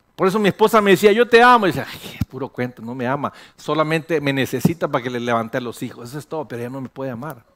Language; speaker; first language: Spanish; early bilingual, heritage; Spanish